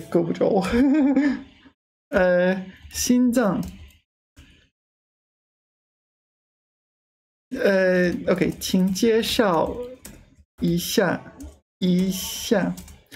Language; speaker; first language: Chinese; non-native, learner; English